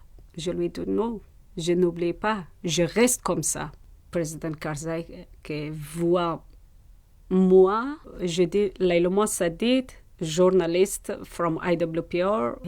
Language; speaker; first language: French; non-native, learner; Persian